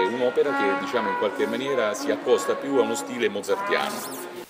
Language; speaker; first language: Italian; native; Italian